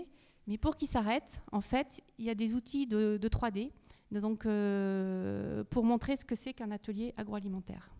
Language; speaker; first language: French; native; French